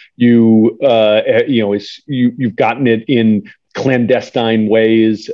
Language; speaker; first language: English; native; English